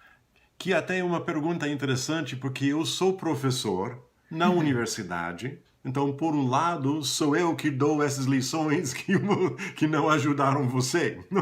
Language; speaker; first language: Portuguese; non-native, fluent; English